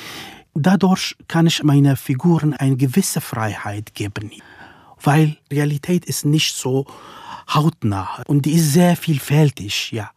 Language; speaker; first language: German; non-native, fluent; Kurdish